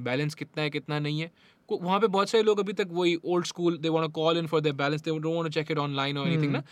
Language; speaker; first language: English; non-native, local second language; Hindi